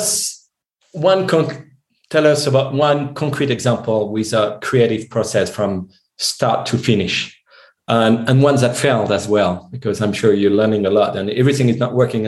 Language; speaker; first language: English; non-native, fluent; French